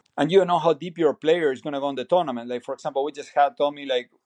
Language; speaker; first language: English; non-native, fluent; Spanish